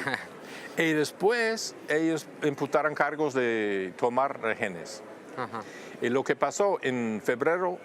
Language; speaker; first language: Spanish; non-native, fluent; English